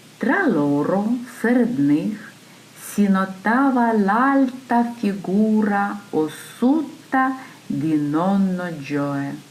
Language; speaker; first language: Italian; non-native, fluent; Ukrainian